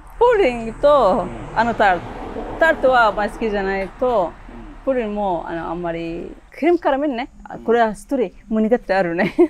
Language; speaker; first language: Japanese; non-native, learner; Arabic